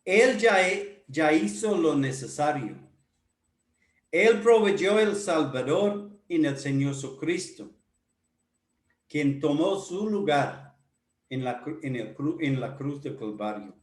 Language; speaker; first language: Spanish; non-native, fluent; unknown